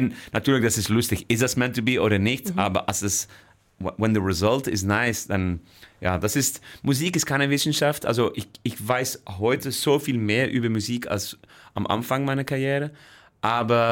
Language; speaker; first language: German; non-native, fluent; Dutch